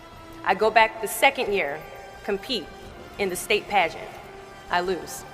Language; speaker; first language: English; native; English